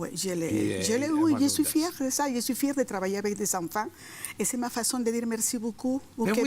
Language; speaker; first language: French; non-native, fluent; Spanish